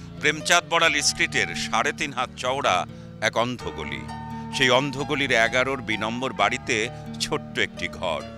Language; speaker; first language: Bangla; native; Bangla